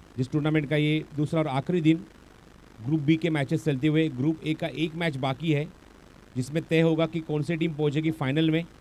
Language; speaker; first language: Hindi; non-native, local second language; Marathi